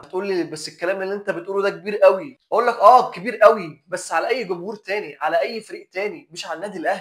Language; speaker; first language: Arabic; native; Arabic